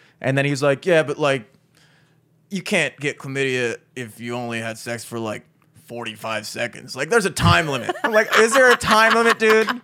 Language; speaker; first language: English; native; English